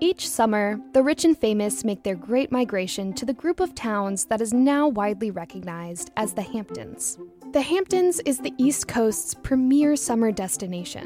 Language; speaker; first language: English; native; English